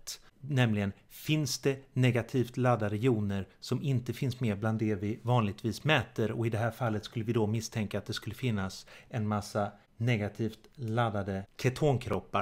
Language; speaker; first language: Swedish; native; Swedish